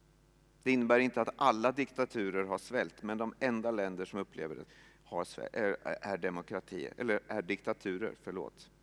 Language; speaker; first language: Swedish; native; Swedish